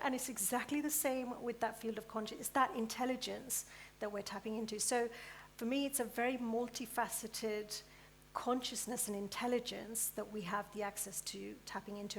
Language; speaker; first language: English; early bilingual, other home language; Gujarati